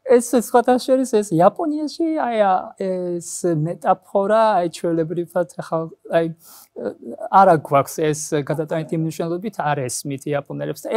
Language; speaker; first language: Georgian; non-native, fluent; Japanese